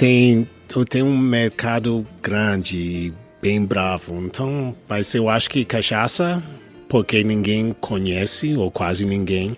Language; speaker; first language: Portuguese; non-native, learner; English